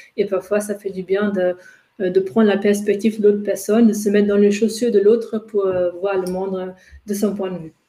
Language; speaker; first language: French; non-native, fluent; German